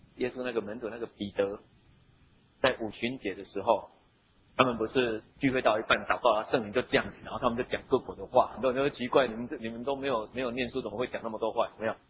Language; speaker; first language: Chinese; native; Chinese